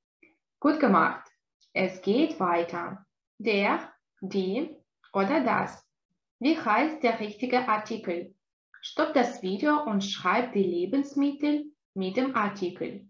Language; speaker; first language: German; non-native, fluent; Russian